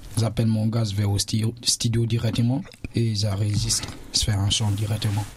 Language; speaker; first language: French; non-native, local second language; Susu